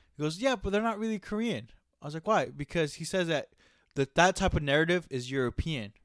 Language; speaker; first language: English; native; English